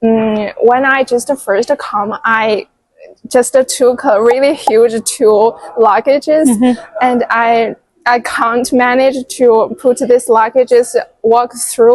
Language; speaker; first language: English; non-native, fluent; Chinese